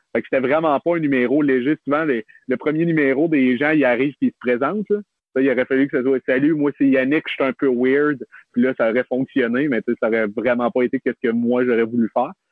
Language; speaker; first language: French; native; French